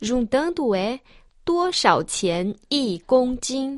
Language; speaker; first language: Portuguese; non-native, fluent; Chinese